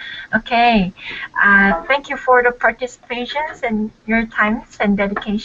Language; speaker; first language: English; non-native, learner; Korean